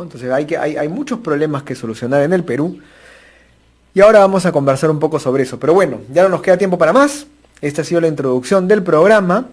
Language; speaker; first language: Spanish; native; Spanish